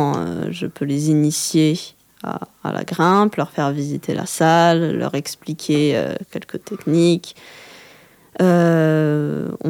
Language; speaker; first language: French; native; French